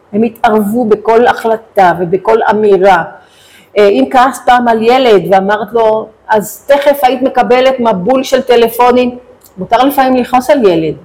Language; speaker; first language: Hebrew; native; Hebrew